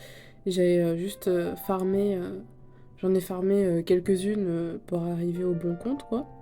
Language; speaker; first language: French; native; French